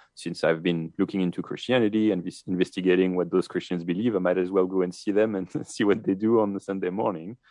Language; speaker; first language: English; non-native, fluent; French